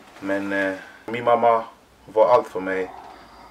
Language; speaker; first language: Swedish; early bilingual, other home language; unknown